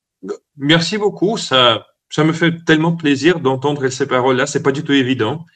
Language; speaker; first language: French; non-native, fluent; Russian